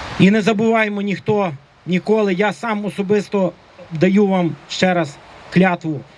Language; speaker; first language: Ukrainian; native; Ukrainian